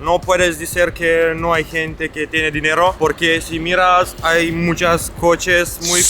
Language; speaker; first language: Spanish; non-native, learner; Romanian